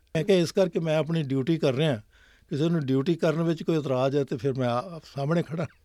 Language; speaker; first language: Punjabi; native; Punjabi